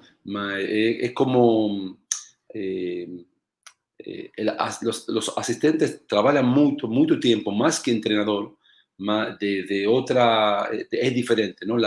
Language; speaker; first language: Portuguese; non-native, learner; Spanish